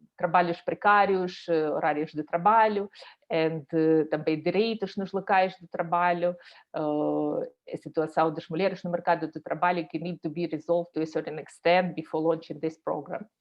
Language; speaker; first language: Portuguese; non-native, fluent; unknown